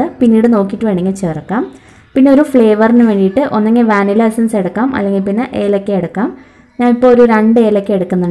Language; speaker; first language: Malayalam; native; Malayalam